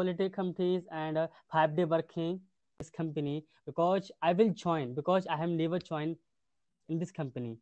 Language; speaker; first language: English; non-native, learner; Hindi